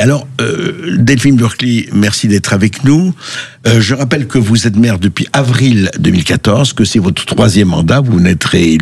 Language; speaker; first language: French; native; French